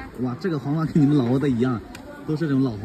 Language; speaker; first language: Chinese; native; Chinese